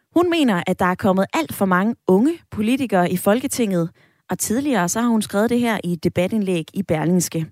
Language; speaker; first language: Danish; native; Danish